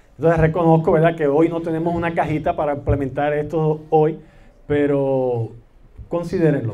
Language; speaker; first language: Spanish; native; Spanish